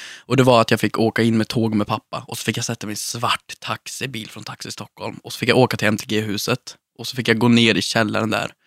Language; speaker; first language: Swedish; native; Swedish